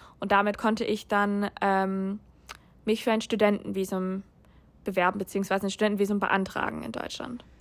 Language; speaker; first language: German; non-native, fluent; English